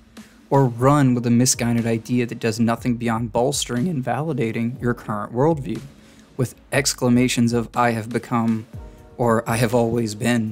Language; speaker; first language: English; native; English